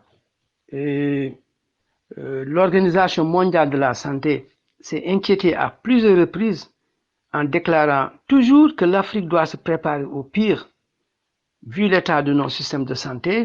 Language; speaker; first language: French; non-native, local second language; Wolof